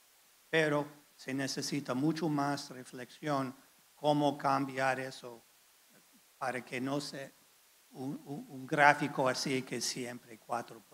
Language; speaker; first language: Spanish; non-native, fluent; English